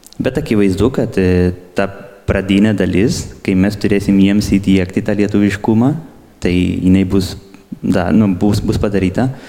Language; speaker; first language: Lithuanian; early bilingual, heritage; Lithuanian